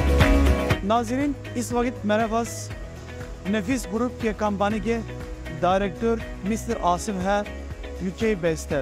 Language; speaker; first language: Hindi; non-native, learner; Turkish